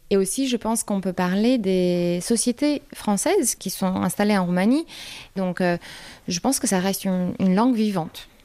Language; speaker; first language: French; non-native, fluent; Romanian